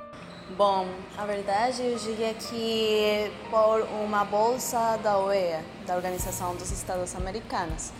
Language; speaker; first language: Portuguese; non-native, fluent; Spanish